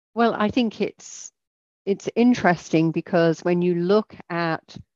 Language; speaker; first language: English; native; English